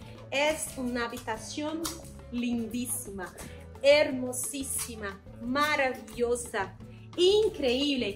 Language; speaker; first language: Spanish; non-native, learner; Portuguese